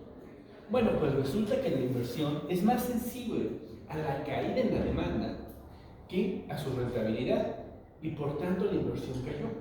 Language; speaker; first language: Spanish; native; Spanish